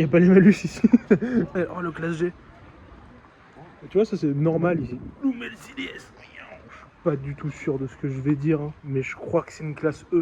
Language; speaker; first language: French; native; French